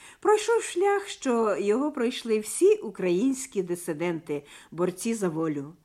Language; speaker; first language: Ukrainian; native; Ukrainian